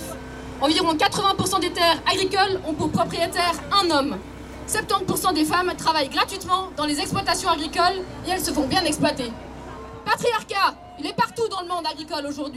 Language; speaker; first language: French; native; French